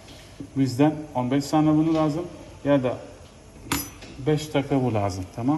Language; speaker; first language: Turkish; non-native, fluent; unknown